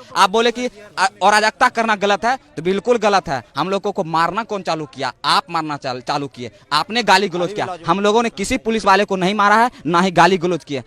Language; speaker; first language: Hindi; native; Hindi